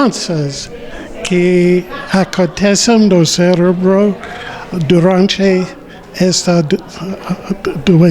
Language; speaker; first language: Portuguese; non-native, learner; English